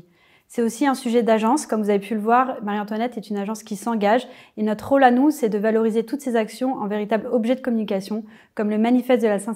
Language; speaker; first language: French; native; French